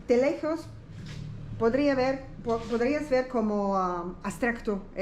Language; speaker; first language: Spanish; non-native, learner; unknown